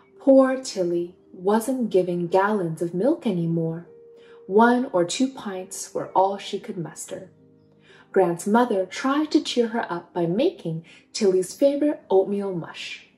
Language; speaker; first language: English; native; English